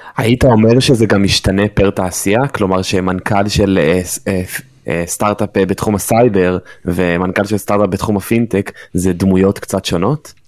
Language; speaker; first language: Hebrew; native; Hebrew